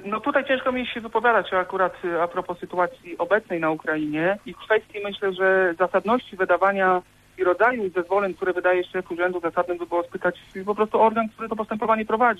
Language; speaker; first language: Polish; native; Polish